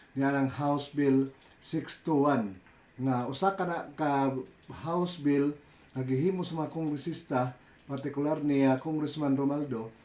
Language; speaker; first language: Cebuano; non-native, local second language; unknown